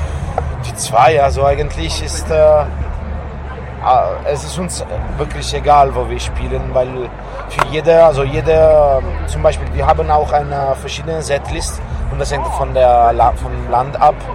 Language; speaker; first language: German; non-native, fluent; Italian